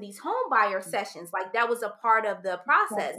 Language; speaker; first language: English; native; English